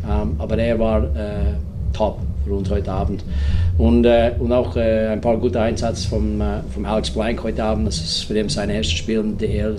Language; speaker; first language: German; non-native, fluent; English